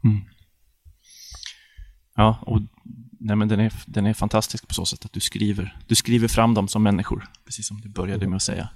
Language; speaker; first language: Swedish; native; Swedish